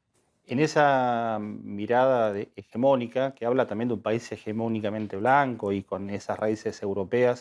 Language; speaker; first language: Spanish; native; Spanish